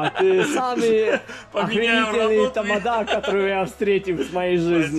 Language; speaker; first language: Russian; non-native, learner; Polish